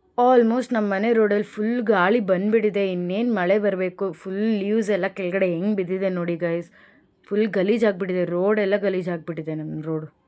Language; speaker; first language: Kannada; non-native, local second language; Lambadi